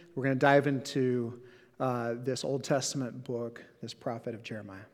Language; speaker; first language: English; native; English